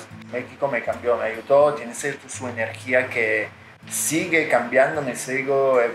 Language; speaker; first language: Spanish; non-native, fluent; Italian